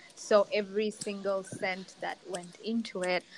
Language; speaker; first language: English; non-native, local second language; Sinhala